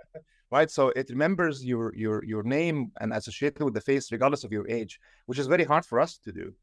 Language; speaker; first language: English; non-native, fluent; Arabic